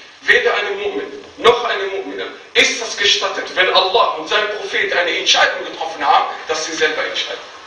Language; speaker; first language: German; non-native, fluent; Arabic